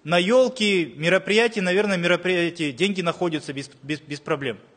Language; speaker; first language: Russian; non-native, local second language; Kazakh